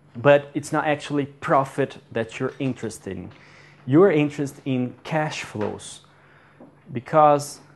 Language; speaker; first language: English; non-native, fluent; Portuguese